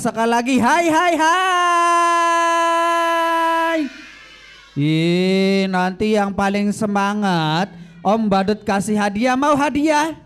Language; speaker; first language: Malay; non-native, local second language; Javanese